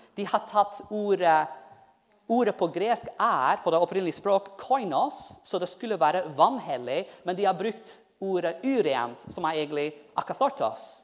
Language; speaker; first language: Norwegian; non-native, fluent; English